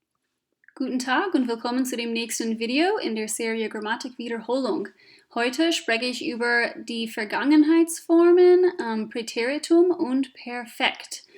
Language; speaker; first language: German; non-native, fluent; English